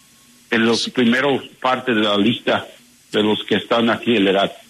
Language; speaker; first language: Spanish; non-native, learner; English